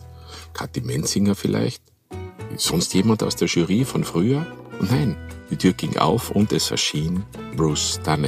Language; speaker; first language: German; native; German